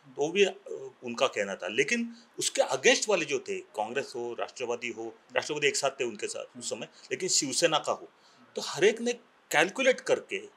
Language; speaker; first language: Hindi; non-native, local second language; Marathi